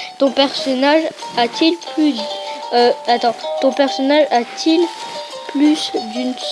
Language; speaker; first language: French; early bilingual, other home language; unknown